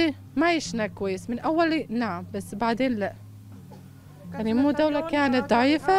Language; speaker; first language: Arabic; non-native, learner; Bosnian